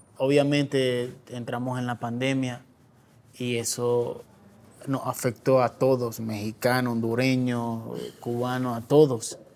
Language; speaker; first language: Spanish; native; Spanish